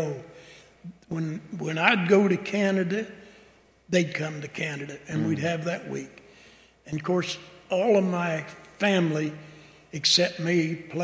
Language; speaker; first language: English; native; English